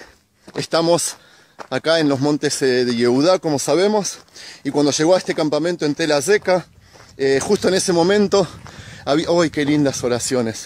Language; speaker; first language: Spanish; native; Spanish